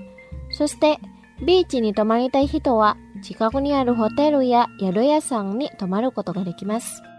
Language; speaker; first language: Japanese; non-native, fluent; Indonesian